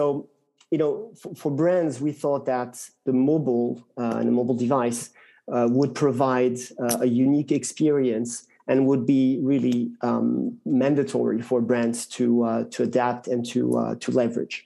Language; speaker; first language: English; non-native, fluent; French